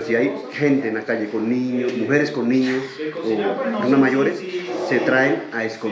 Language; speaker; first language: Spanish; native; Spanish